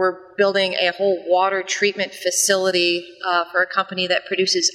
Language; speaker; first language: English; native; English